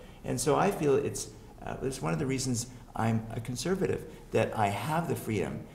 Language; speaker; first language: English; native; English